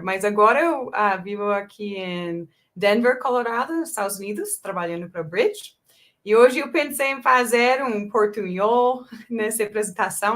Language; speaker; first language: Portuguese; non-native, fluent; English